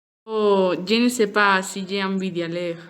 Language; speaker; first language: French; non-native, learner; Spanish